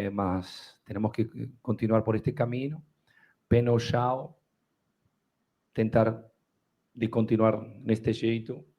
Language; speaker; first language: Portuguese; non-native, fluent; Spanish